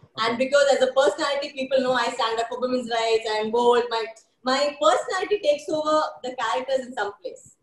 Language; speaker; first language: English; non-native, local second language; Tamil